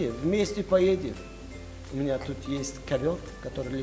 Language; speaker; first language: Russian; non-native, fluent; Tajik